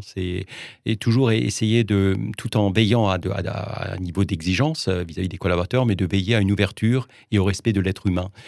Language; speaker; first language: French; non-native, local second language; Swiss German